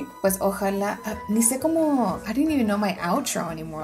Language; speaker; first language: English; early bilingual, other home language; Spanish